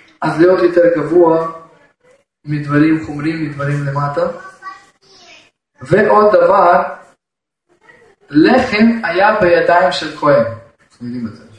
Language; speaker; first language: Hebrew; non-native, fluent; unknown